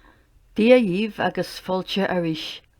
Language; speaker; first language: Irish; non-native, learner; English